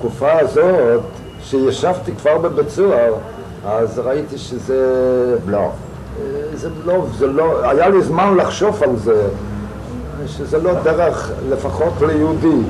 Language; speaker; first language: Hebrew; non-native, fluent; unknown